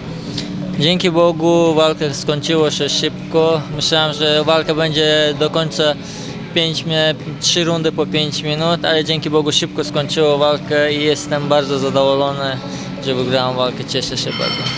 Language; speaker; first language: Polish; non-native, fluent; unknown